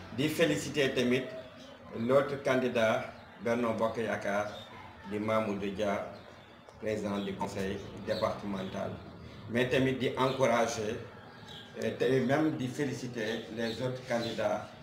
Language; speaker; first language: Wolof; non-native, local second language; Fula